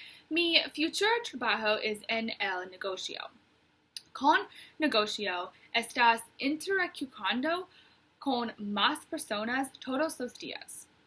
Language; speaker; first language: Spanish; non-native, learner; English